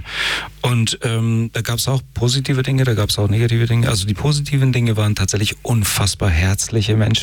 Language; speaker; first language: German; early bilingual, other home language; Persian